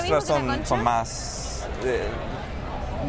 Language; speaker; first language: Spanish; non-native, fluent; English